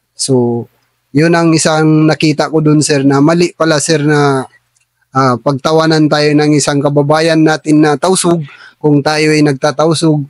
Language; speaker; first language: Filipino; non-native, local second language; Tausug